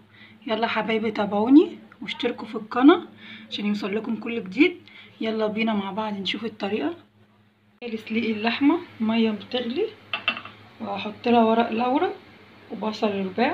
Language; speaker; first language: Arabic; native; Arabic